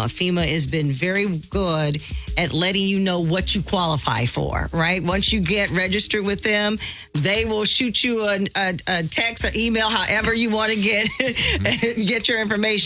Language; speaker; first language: English; native; English